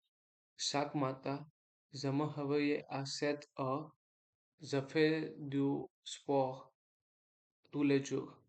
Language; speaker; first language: French; non-native, learner; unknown